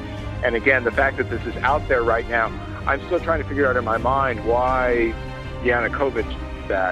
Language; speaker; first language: English; native; English